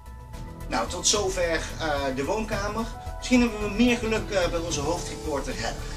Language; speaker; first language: Dutch; native; Dutch